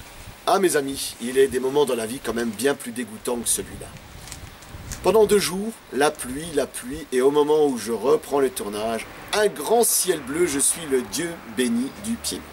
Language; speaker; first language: French; native; French